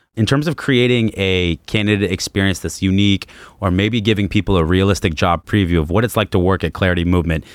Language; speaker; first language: English; native; English